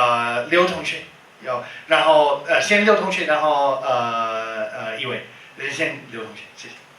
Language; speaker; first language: Chinese; non-native, fluent; English